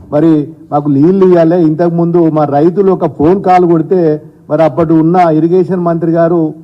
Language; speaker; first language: Telugu; native; Telugu